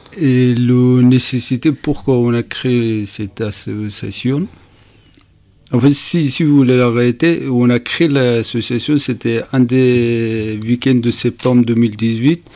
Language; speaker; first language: French; non-native, learner; Persian